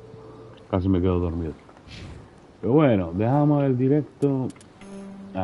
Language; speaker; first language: Spanish; non-native, fluent; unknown